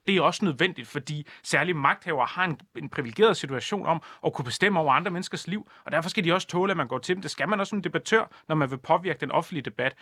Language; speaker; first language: Danish; native; Danish